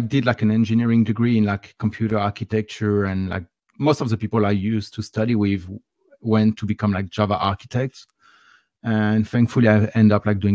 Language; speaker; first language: English; non-native, fluent; French